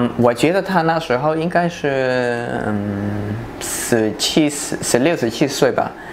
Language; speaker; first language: Chinese; non-native, fluent; Khmer